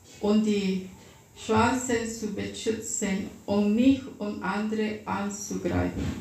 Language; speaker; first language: German; non-native, fluent; Russian